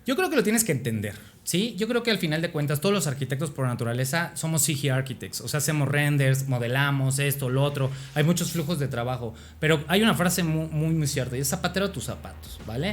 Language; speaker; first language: Spanish; native; Spanish